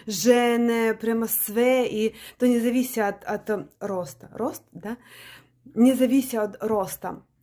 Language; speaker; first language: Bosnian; non-native, learner; Russian